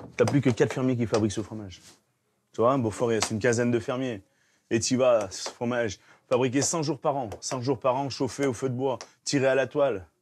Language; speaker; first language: French; native; French